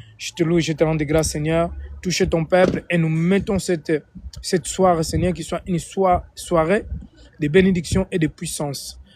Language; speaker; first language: French; non-native, fluent; Portuguese